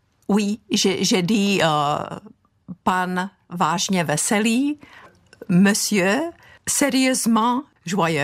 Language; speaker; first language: French; non-native, fluent; Czech